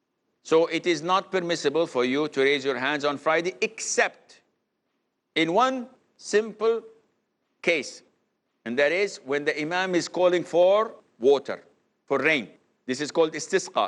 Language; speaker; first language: English; non-native, fluent; Arabic